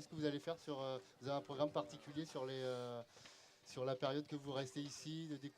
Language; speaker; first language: French; native; French